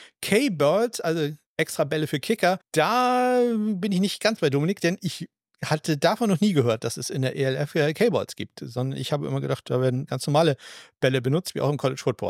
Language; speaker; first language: German; native; German